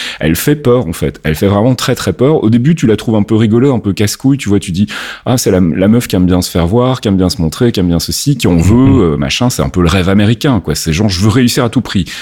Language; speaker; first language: French; native; French